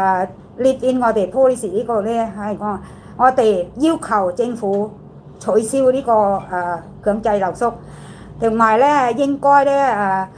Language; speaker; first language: Cantonese; non-native, learner; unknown